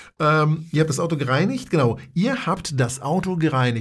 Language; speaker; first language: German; non-native, fluent; Polish